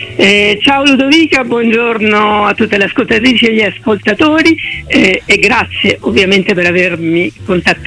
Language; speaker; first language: Italian; native; Italian